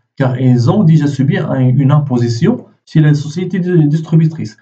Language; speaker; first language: French; non-native, local second language; Arabic